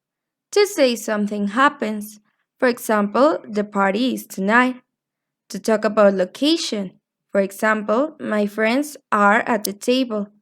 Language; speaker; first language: English; non-native, fluent; Spanish